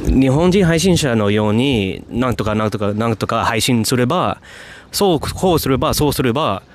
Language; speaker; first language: Japanese; non-native, fluent; English